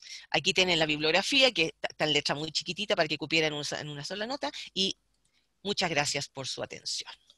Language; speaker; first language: Spanish; native; Spanish